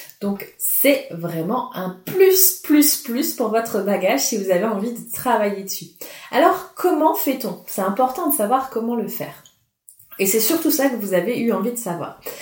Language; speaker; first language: French; native; French